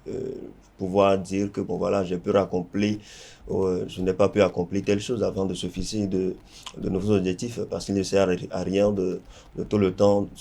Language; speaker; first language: French; non-native, local second language; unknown